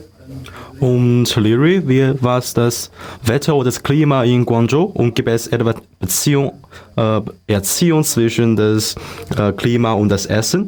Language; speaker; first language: German; non-native, learner; Chinese